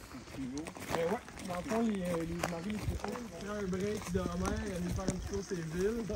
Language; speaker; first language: French; native; French